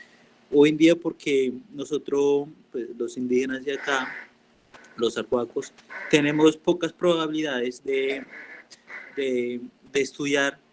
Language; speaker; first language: Spanish; non-native, local second language; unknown